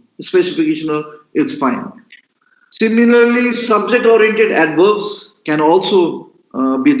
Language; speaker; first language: English; non-native, local second language; Nepali